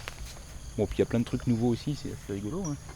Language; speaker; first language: French; native; French